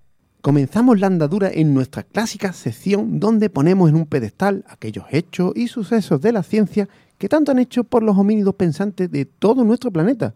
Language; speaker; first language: Spanish; native; Spanish